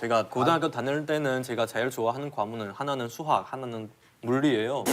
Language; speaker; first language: Korean; non-native, fluent; Chinese